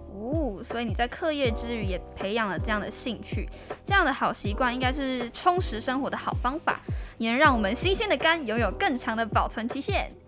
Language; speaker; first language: Chinese; native; Chinese